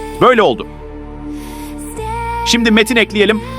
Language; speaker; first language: Turkish; native; Turkish